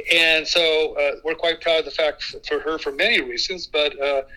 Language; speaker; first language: English; native; English